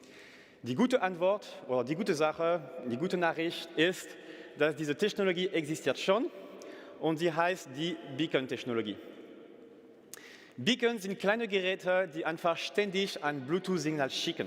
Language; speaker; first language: German; non-native, fluent; French